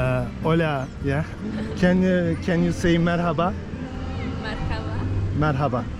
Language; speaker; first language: English; non-native, learner; Turkish